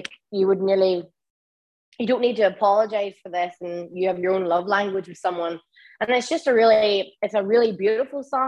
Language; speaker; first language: English; native; English